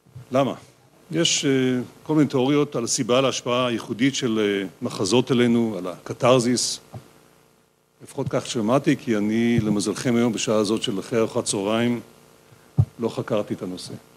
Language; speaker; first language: Hebrew; native; Hebrew